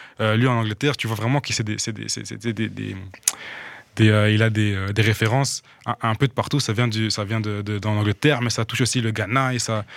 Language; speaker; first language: French; non-native, local second language; Rundi